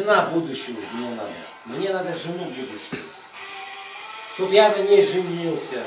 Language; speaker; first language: Russian; non-native, learner; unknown